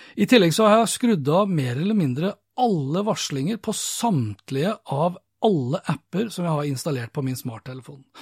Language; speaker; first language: Norwegian; native; Norwegian